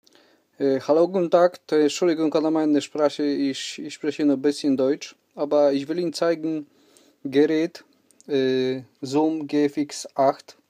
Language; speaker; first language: German; non-native, learner; Polish